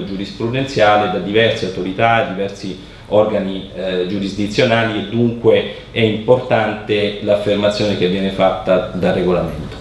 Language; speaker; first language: Italian; native; Italian